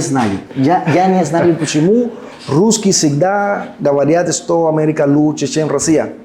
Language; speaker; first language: Russian; non-native, learner; Spanish